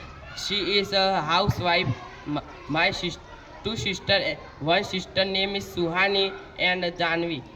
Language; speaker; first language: English; non-native, learner; Gujarati